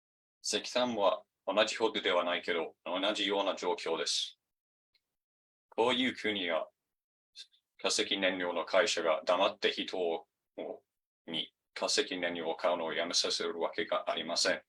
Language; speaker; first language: Japanese; non-native, fluent; English